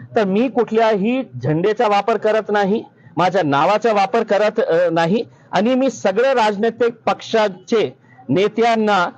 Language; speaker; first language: Marathi; non-native, local second language; Urdu